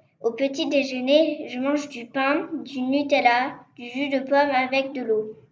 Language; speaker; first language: French; non-native, learner; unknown